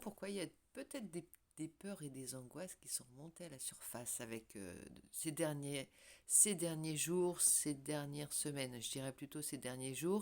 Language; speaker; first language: French; native; French